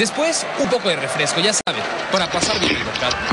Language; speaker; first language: Spanish; native; Spanish